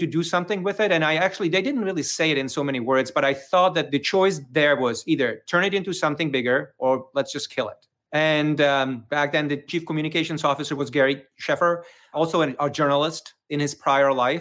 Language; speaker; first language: English; non-native, fluent; Czech